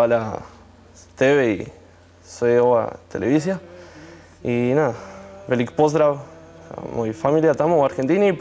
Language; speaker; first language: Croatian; early bilingual, heritage; Spanish